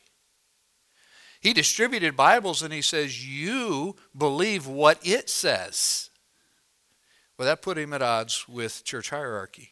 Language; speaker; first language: English; native; English